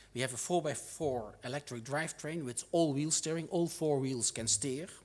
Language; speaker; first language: English; non-native, fluent; Dutch